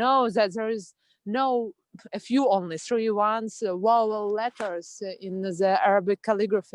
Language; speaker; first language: English; non-native, fluent; Russian